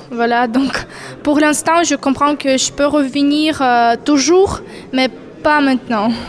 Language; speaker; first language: French; non-native, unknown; Ukrainian